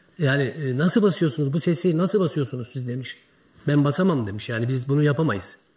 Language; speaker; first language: Turkish; native; Turkish